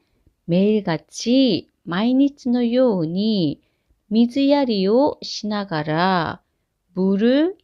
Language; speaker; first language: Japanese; non-native, fluent; Korean